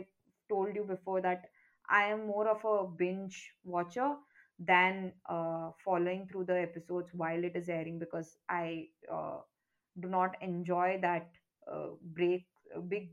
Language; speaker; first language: English; non-native, local second language; Kannada